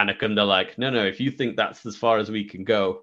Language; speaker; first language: English; native; English